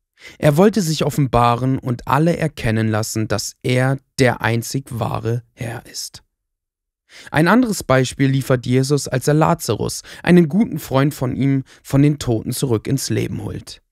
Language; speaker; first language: German; native; German